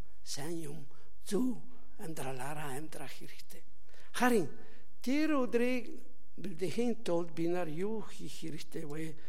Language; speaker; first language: Mongolian; non-native, learner; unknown